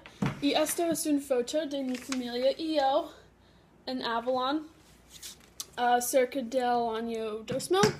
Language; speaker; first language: Spanish; non-native, learner; English